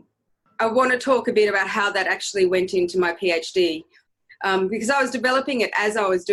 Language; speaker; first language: English; native; English